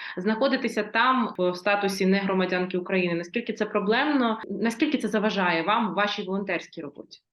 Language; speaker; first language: Ukrainian; native; Ukrainian